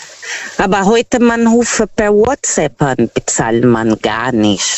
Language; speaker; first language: German; non-native, fluent; Portuguese